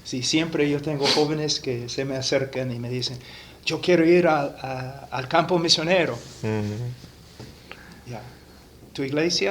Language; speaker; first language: Spanish; non-native, fluent; English